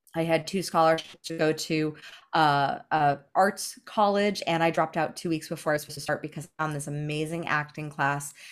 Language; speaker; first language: English; native; English